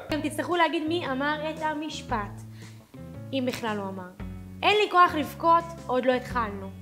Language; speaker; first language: Hebrew; native; Hebrew